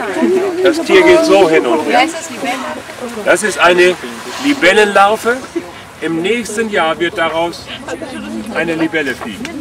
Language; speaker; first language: German; native; German